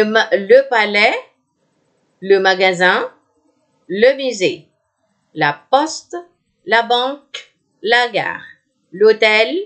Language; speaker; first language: French; non-native, fluent; Indonesian